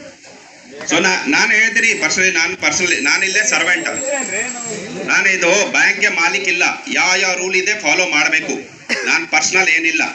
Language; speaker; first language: Kannada; non-native, learner; Hindi